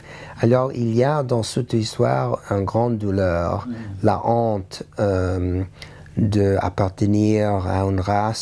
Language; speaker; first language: French; non-native, learner; English